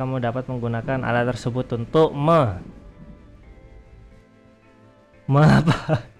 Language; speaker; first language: Indonesian; native; Indonesian